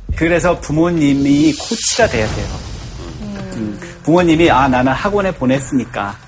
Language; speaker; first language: Korean; native; Korean